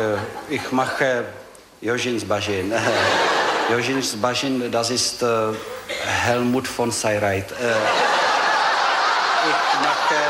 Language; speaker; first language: German; non-native, learner; Czech